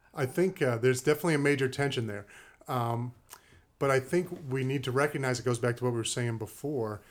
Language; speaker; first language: English; native; English